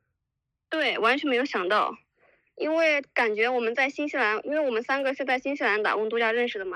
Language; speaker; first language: Chinese; native; Chinese